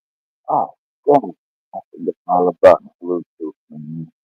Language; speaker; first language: English; native; English